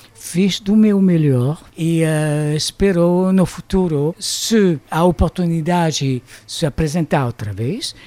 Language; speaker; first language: Portuguese; non-native, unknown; French